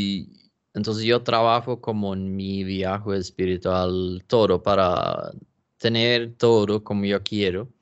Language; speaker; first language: Spanish; non-native, learner; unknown